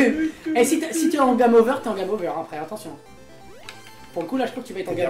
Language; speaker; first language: French; native; French